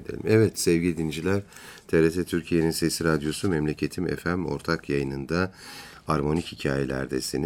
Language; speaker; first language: Turkish; native; Turkish